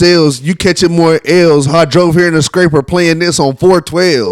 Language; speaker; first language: English; native; English